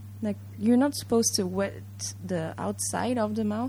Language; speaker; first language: English; early bilingual, other home language; Japanese